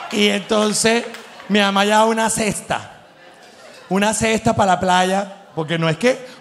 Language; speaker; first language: Spanish; native; Spanish